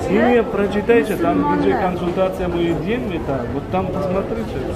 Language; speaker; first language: Russian; non-native, learner; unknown